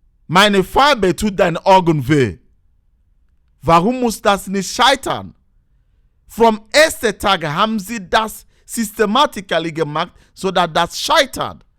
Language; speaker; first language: German; non-native, learner; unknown